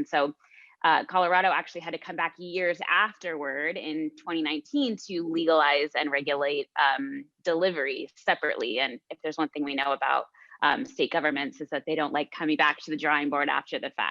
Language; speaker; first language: English; native; English